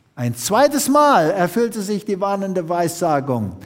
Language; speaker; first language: German; native; German